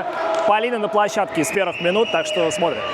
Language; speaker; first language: Russian; native; Russian